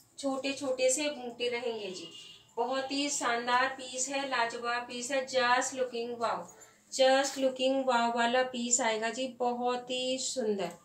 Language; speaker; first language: Hindi; native; Hindi